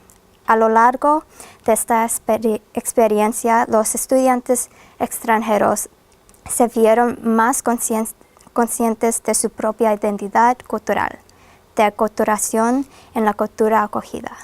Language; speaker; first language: Spanish; non-native, fluent; English